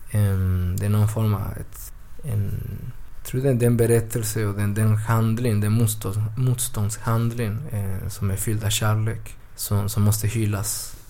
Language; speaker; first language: Swedish; early bilingual, other home language; Spanish